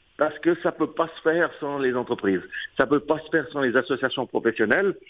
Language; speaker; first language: French; native; French